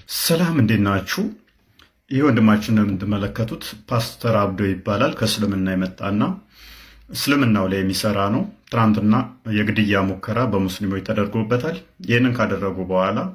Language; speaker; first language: Amharic; non-native, local second language; Oromo